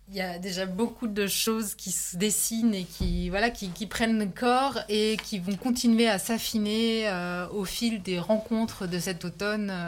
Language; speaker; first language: French; native; French